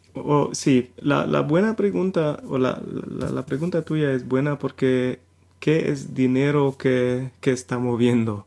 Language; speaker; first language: Spanish; non-native, fluent; German